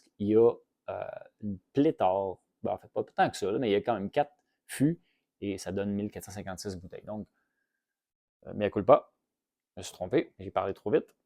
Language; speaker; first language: French; native; French